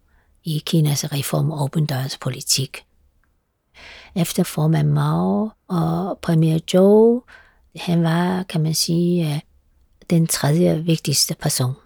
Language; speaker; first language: Danish; non-native, fluent; Chinese